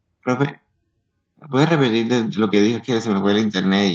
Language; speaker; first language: Spanish; native; Spanish